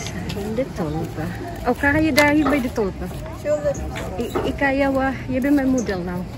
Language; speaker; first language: Dutch; non-native, learner; Filipino